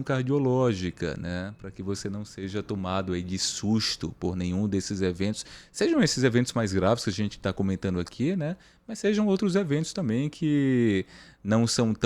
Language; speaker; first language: Portuguese; native; Portuguese